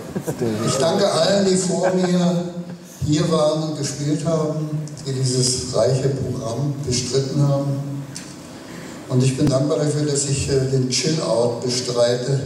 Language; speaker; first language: German; native; German